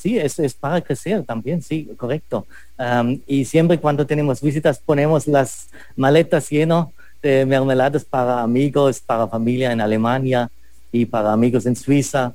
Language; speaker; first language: Spanish; non-native, fluent; German